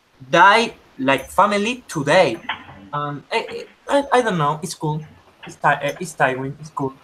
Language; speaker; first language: English; non-native, learner; Spanish